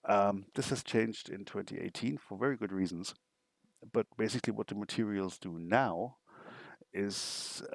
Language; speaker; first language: English; non-native, fluent; German